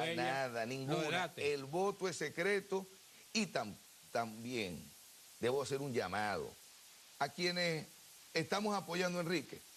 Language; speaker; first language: Spanish; native; Spanish